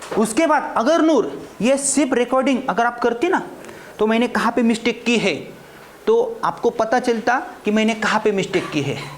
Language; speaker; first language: Hindi; non-native, local second language; Marathi